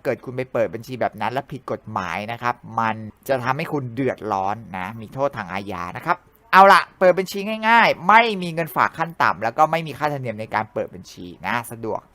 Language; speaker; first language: Thai; native; Thai